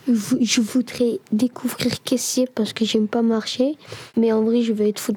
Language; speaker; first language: French; early bilingual, other home language; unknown